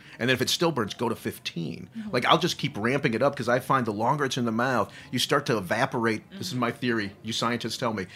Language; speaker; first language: English; native; English